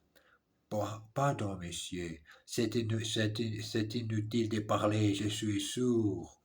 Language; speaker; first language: French; non-native, learner; English